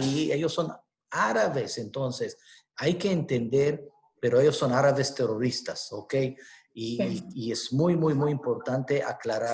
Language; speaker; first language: Spanish; non-native, fluent; Hebrew